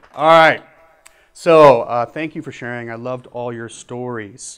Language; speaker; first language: English; native; English